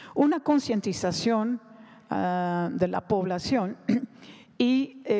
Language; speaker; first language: Spanish; non-native, fluent; Dutch